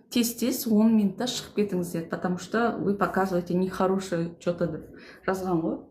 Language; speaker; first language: Russian; non-native, local second language; Kazakh